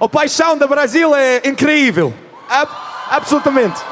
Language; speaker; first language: Portuguese; non-native, learner; English